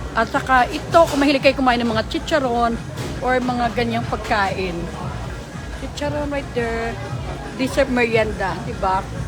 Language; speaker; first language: Filipino; non-native, local second language; Hiligaynon